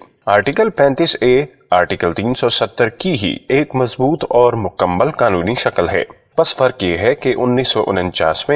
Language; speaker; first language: Urdu; native; Urdu